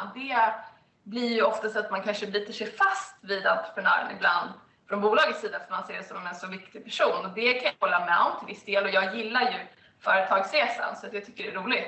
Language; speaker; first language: Swedish; native; Swedish